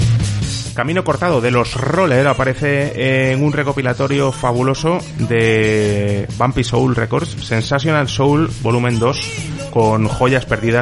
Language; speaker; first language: Spanish; native; Spanish